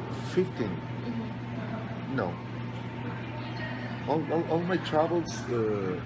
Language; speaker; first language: English; non-native, learner; Spanish